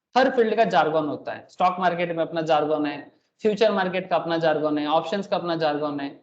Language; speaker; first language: Hindi; non-native, local second language; Bangla